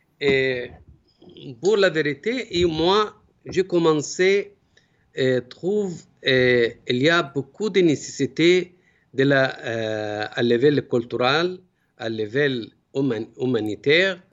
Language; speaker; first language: French; non-native, learner; Arabic